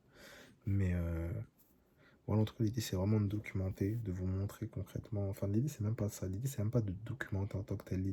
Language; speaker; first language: French; native; French